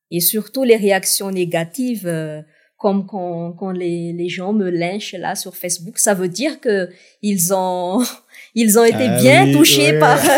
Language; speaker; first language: French; non-native, local second language; Malagasy